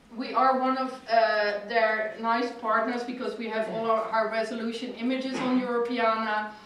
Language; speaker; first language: English; non-native, fluent; Dutch